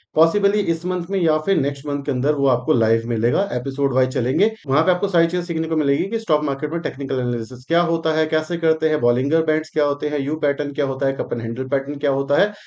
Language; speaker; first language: Hindi; native; Hindi